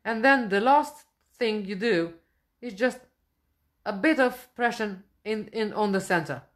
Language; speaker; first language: English; non-native, fluent; Romanian